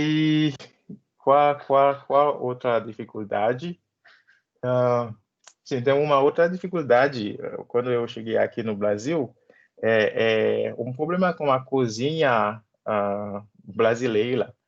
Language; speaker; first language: Portuguese; non-native, learner; Haitian Creole